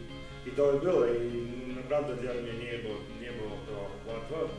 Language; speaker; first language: Polish; non-native, learner; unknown